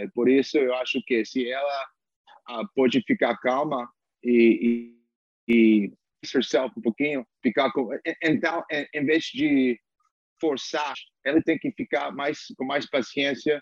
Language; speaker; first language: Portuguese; non-native, fluent; English